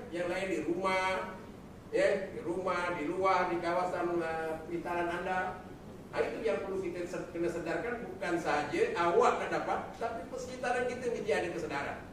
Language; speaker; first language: Malay; native; Malay